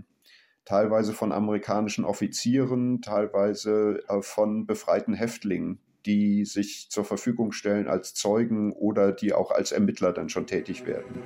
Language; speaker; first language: German; native; German